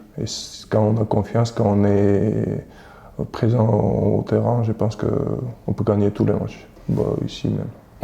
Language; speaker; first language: French; non-native, fluent; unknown